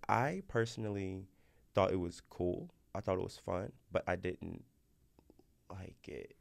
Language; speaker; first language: English; native; English